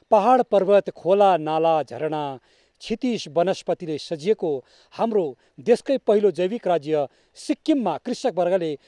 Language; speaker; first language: Nepali; native; Nepali